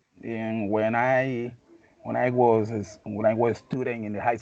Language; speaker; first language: English; non-native, learner; Spanish